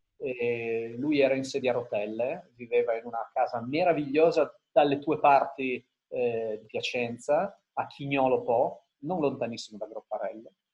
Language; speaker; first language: Italian; early bilingual, heritage; Italian